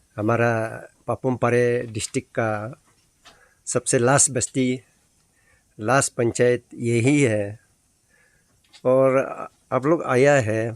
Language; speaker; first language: Hindi; non-native, local second language; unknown